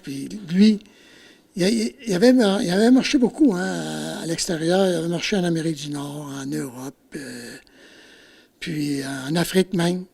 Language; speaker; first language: French; native; French